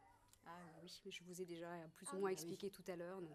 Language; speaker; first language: French; native; French